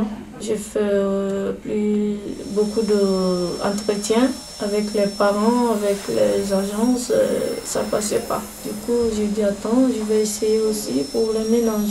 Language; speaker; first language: French; non-native, fluent; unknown